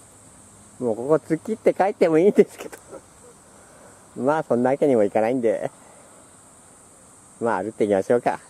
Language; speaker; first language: Japanese; native; Japanese